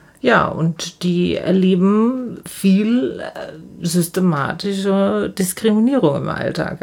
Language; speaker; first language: German; native; German